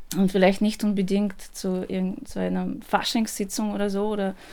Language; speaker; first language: German; non-native, fluent; Russian